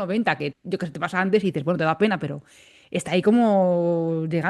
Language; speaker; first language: Spanish; native; Spanish